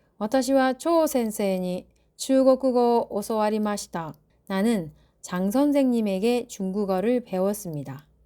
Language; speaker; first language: Korean; native; Korean